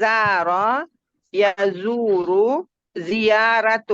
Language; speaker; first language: Arabic; non-native, learner; Indonesian